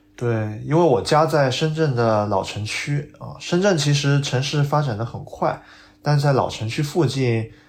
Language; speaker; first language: Chinese; non-native, local second language; Cantonese